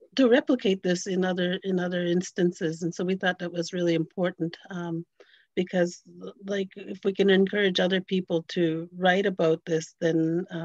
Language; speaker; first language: English; native; English